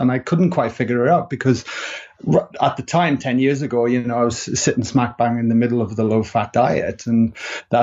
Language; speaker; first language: English; native; English